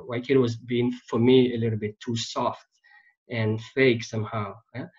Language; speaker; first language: English; non-native, fluent; French